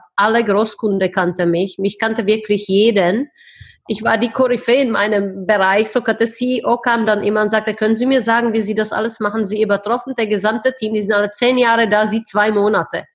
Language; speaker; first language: German; non-native, fluent; Czech